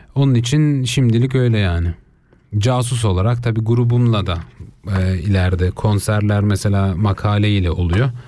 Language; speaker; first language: Turkish; early bilingual, heritage; Turkish